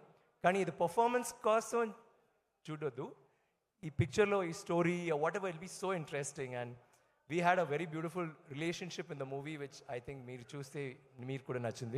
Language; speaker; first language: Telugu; non-native, learner; Tamil